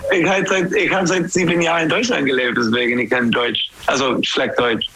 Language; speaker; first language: German; non-native, learner; English